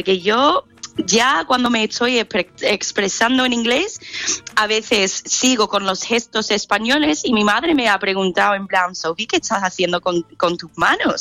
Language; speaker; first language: Spanish; non-native, fluent; English